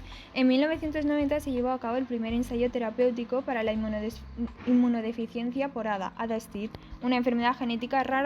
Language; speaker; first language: Spanish; native; Spanish